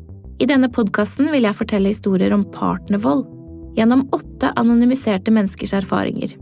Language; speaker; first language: Norwegian; native; Norwegian